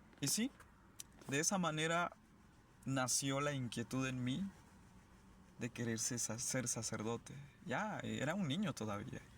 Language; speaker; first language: Spanish; non-native, local second language; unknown